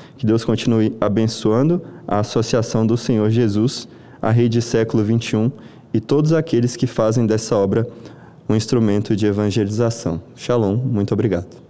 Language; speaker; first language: Portuguese; native; Portuguese